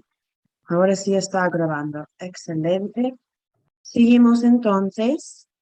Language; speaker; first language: Spanish; non-native, fluent; English